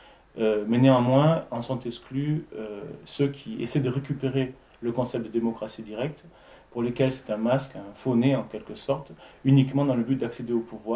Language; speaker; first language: French; native; French